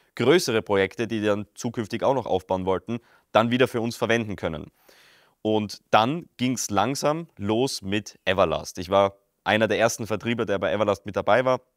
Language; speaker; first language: German; native; German